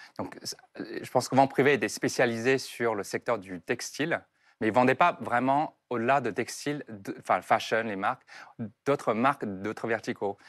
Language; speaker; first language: French; non-native, fluent; Chinese